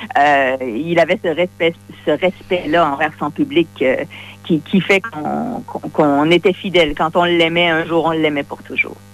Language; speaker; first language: French; native; French